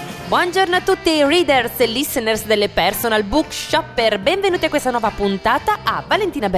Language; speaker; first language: Italian; native; Italian